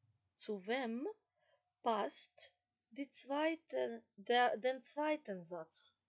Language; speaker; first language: German; non-native, fluent; Macedonian